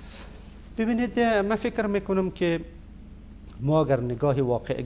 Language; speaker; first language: Persian; native; Persian